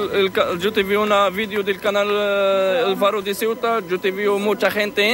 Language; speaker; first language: Spanish; non-native, learner; Arabic